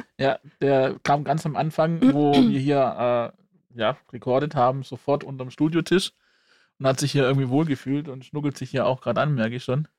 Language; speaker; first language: German; native; German